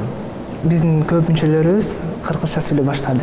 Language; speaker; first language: Kyrgyz; early bilingual, heritage; Kyrgyz